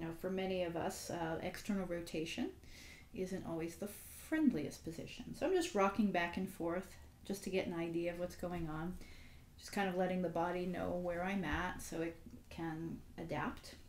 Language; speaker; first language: English; native; English